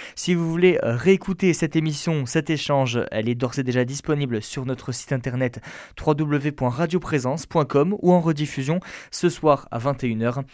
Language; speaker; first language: French; native; French